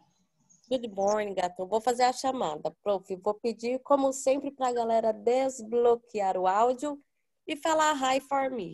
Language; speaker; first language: Portuguese; native; Portuguese